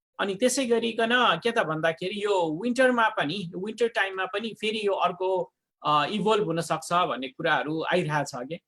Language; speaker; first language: Nepali; native; Nepali